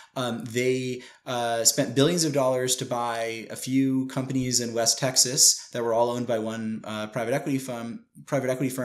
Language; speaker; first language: English; native; English